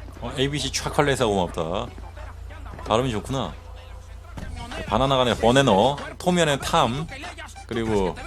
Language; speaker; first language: Korean; native; Korean